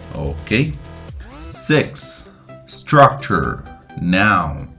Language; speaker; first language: English; non-native, fluent; Portuguese